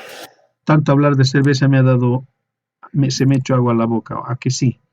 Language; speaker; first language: Spanish; native; Spanish